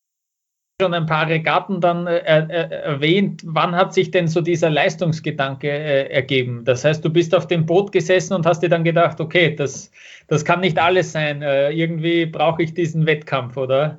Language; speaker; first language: German; native; German